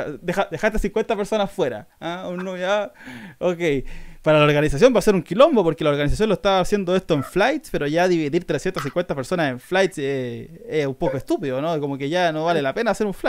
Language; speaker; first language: Spanish; native; Spanish